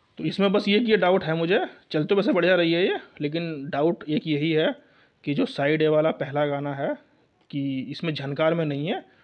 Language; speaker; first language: Hindi; native; Hindi